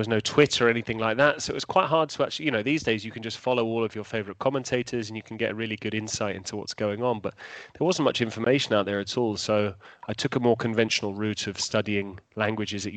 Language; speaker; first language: English; native; English